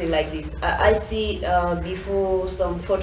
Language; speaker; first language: English; non-native, learner; Tibetan